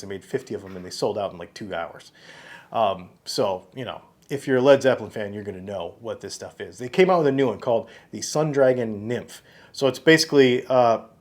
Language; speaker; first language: English; native; English